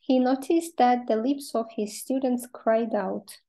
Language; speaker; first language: English; non-native, fluent; Azerbaijani